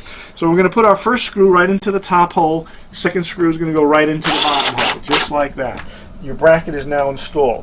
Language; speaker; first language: English; native; English